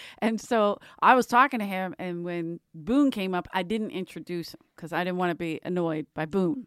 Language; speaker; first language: English; native; English